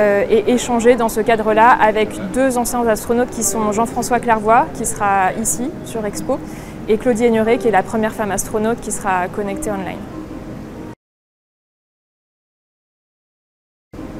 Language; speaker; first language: French; native; French